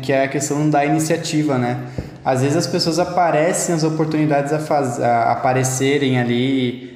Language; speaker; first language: Portuguese; native; Portuguese